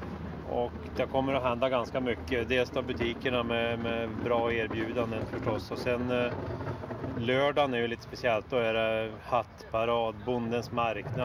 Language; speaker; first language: Swedish; native; Swedish